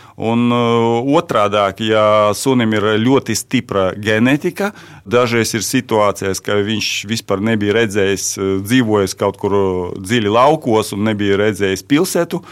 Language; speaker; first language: Latvian; non-native, local second language; Russian